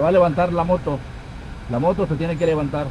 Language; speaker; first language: Spanish; native; Spanish